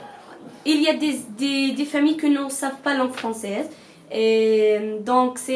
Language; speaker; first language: French; non-native, learner; Arabic